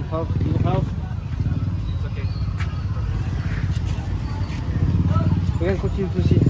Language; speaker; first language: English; non-native, learner; French